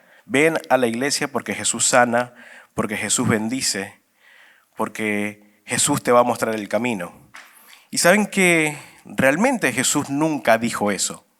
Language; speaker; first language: Spanish; native; Spanish